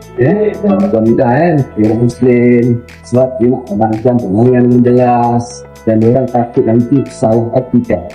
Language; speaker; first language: Malay; native; Malay